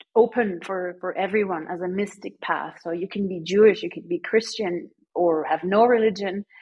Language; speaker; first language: English; early bilingual, other home language; Persian